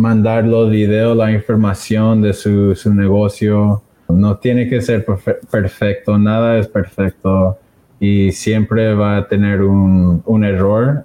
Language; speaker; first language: Spanish; early bilingual, other home language; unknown